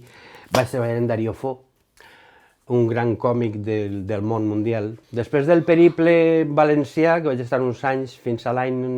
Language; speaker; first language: Catalan; native; Catalan